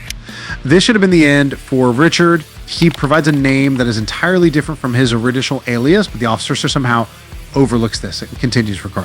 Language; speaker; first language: English; native; English